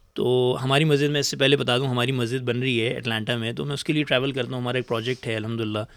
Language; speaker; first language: Urdu; native; Urdu